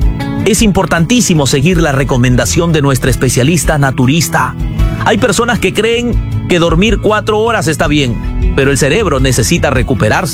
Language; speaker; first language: Spanish; native; Spanish